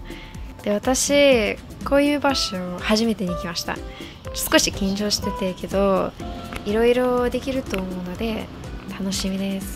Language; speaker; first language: Japanese; non-native, fluent; English